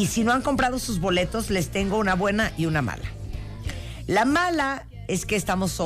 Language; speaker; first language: Spanish; native; Spanish